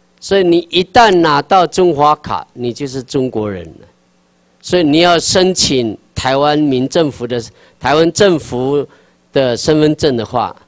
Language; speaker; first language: Chinese; non-native, local second language; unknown